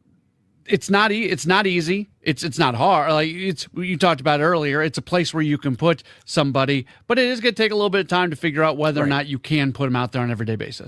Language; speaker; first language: English; native; English